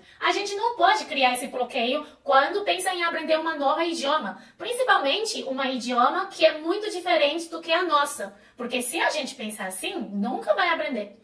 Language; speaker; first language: Portuguese; non-native, fluent; Chinese